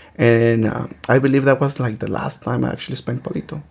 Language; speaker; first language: English; early bilingual, other home language; Spanish